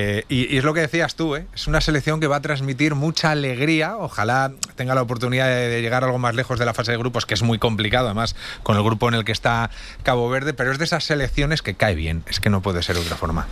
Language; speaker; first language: Spanish; native; Spanish